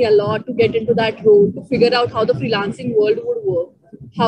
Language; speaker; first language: English; non-native, local second language; Marathi